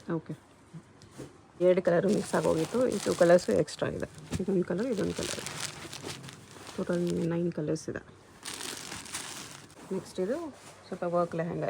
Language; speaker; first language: Kannada; native; Kannada